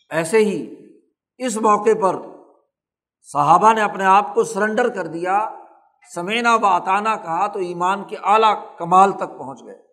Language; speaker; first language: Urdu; non-native, local second language; Punjabi